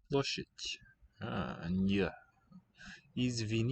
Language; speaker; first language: Russian; non-native, learner; English